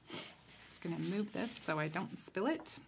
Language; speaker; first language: English; native; English